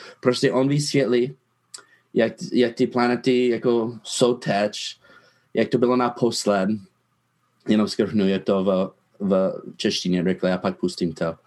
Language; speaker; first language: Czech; non-native, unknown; English